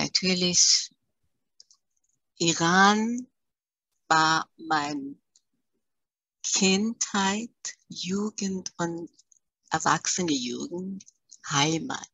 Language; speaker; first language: German; early bilingual, other home language; Persian